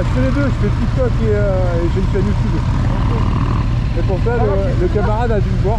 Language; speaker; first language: French; native; French